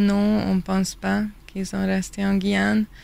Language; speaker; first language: French; non-native, fluent; Hungarian